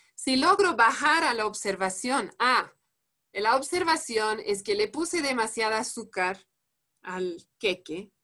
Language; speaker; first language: Spanish; non-native, fluent; French